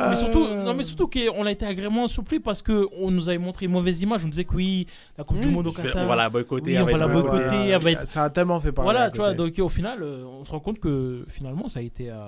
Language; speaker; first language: French; native; French